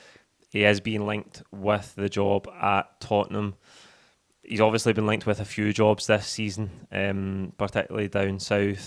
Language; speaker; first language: English; native; English